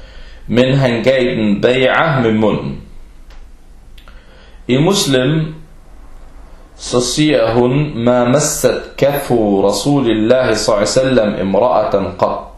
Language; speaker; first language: Danish; early bilingual, other home language; Arabic